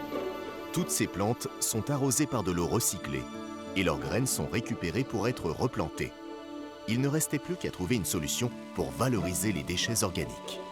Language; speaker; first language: French; native; French